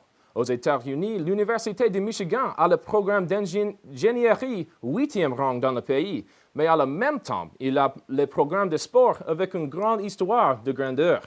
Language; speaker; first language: French; non-native, learner; English